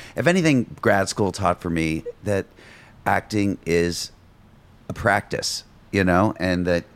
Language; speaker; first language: English; native; English